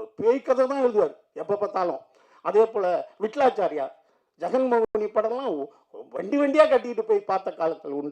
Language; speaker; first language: Tamil; native; Tamil